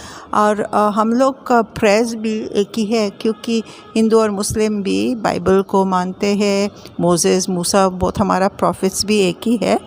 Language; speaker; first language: Hindi; non-native, local second language; English